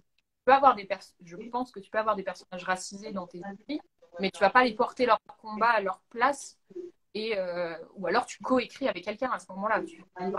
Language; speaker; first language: French; native; French